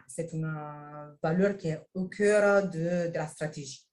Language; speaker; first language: French; non-native, fluent; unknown